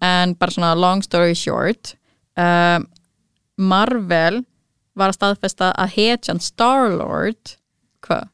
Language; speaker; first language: Icelandic; non-native, fluent; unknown